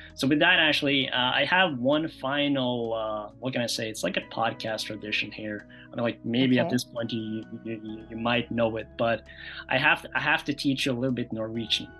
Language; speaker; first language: English; non-native, fluent; Norwegian